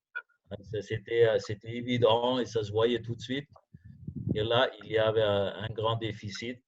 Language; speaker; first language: French; non-native, fluent; German